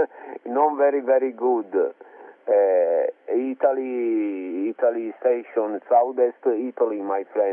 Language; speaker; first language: English; non-native, learner; Italian